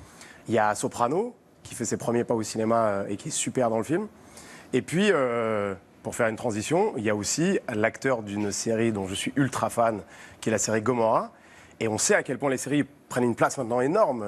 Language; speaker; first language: French; native; French